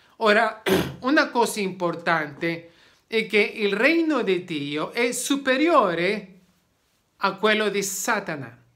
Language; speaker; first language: Italian; non-native, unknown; Spanish